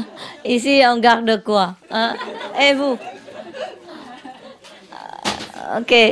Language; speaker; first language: French; non-native, learner; Vietnamese